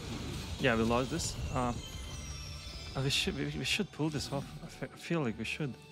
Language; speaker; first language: English; non-native, fluent; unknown